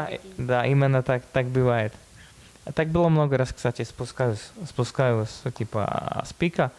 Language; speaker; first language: Russian; non-native, fluent; Slovak